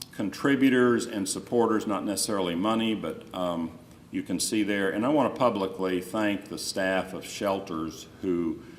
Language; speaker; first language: English; native; English